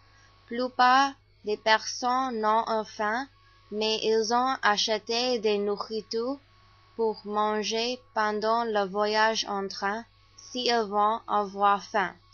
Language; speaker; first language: French; non-native, learner; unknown